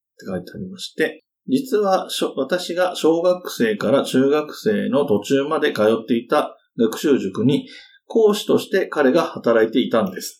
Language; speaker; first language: Japanese; native; Japanese